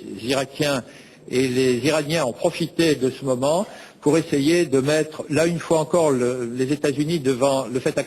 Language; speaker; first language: French; native; French